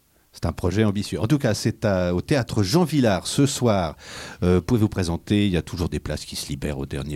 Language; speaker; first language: French; native; French